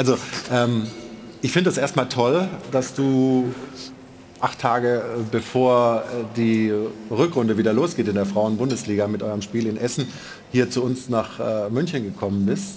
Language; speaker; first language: German; native; German